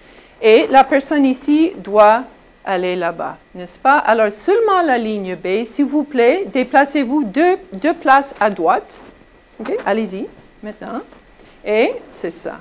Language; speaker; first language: French; non-native, fluent; English